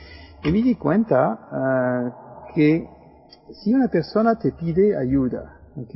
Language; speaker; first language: Spanish; non-native, fluent; French